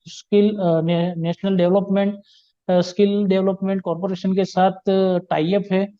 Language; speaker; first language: Hindi; non-native, local second language; Gujarati